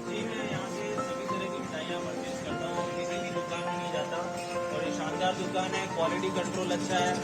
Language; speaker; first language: Hindi; native; Hindi